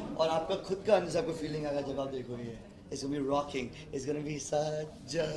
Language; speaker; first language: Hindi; early bilingual, heritage; Hindi